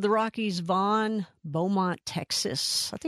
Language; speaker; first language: English; native; English